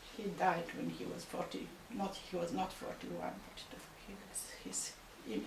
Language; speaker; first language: English; non-native, fluent; Romanian